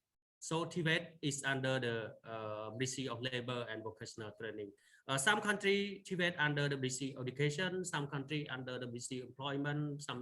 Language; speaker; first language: English; non-native, learner; Khmer